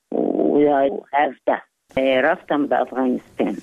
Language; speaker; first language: Persian; non-native, learner; Arabic